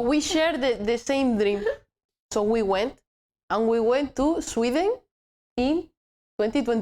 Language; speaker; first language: English; non-native, learner; Spanish